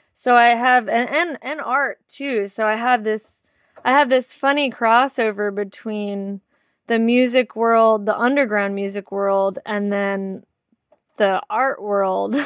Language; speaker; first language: English; native; English